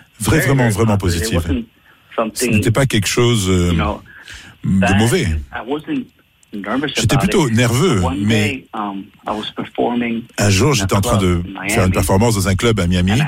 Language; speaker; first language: French; non-native, fluent; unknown